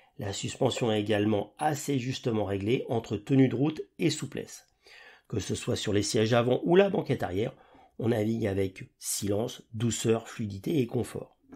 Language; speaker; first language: French; native; French